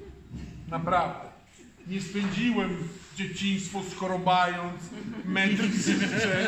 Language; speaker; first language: Polish; non-native, fluent; Italian